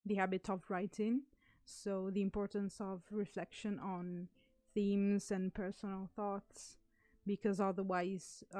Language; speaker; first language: English; non-native, fluent; Italian